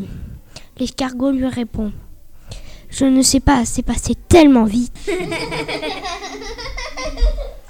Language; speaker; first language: French; non-native, learner; Spanish